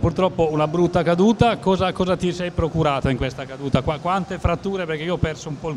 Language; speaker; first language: Italian; native; Italian